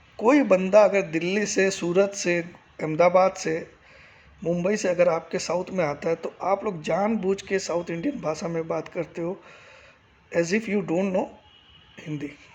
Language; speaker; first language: Hindi; native; Hindi